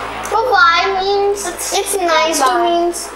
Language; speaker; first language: English; non-native, local second language; Hindi